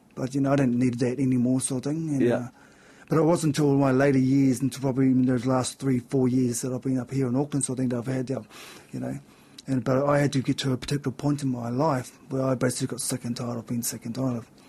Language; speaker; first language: English; native; English